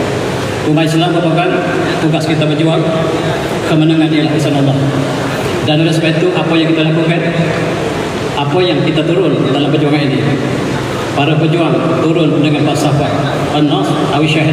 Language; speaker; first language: Malay; native; Malay